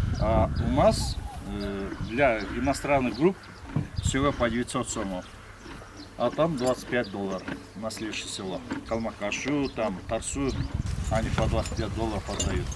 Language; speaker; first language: Russian; non-native, local second language; Kyrgyz